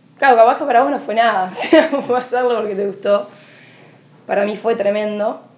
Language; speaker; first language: Spanish; native; Spanish